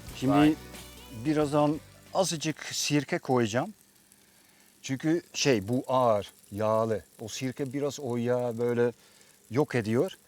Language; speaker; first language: Turkish; non-native, fluent; Dutch